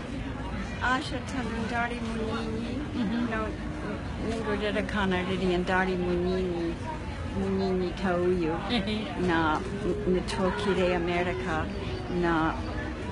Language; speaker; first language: Kikuyu; non-native, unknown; English